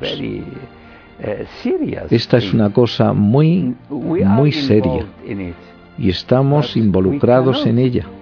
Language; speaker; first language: Spanish; non-native, fluent; Arabic